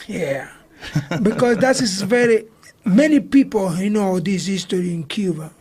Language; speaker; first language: English; non-native, learner; Spanish